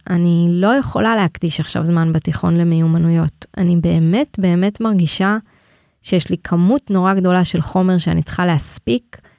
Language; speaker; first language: Hebrew; native; Hebrew